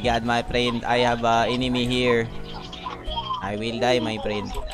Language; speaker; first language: English; non-native, local second language; Filipino